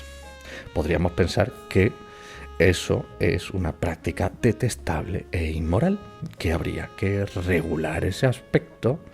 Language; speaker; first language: Spanish; native; Spanish